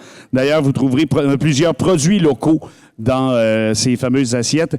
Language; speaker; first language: French; native; French